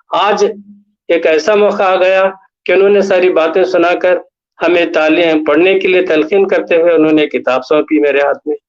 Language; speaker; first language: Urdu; native; Urdu